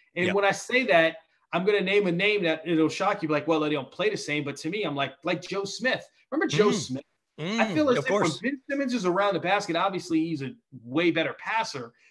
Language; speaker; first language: English; native; English